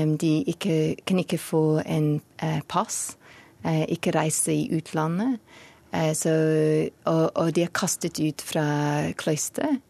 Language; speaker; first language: Norwegian; non-native, learner; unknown